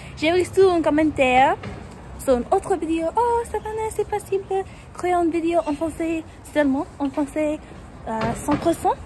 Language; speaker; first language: French; non-native, learner; English